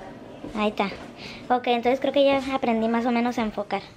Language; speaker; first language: Spanish; native; Spanish